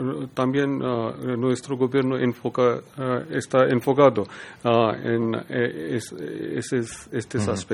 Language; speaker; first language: Spanish; non-native, learner; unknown